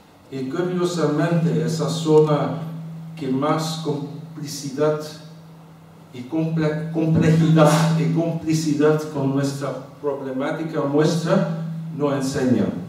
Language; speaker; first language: Spanish; non-native, fluent; Dutch